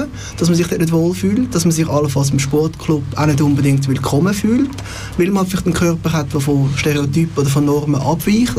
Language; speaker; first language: German; native; German